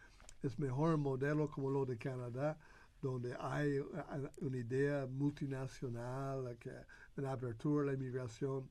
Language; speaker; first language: Spanish; non-native, fluent; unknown